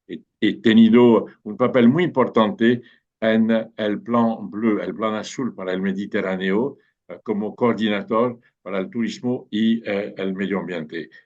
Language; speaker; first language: Spanish; non-native, fluent; French